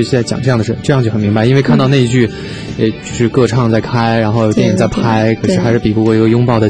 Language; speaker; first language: Chinese; native; Chinese